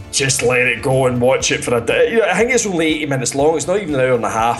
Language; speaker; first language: English; native; English